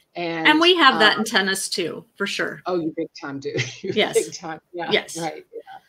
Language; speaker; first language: English; native; English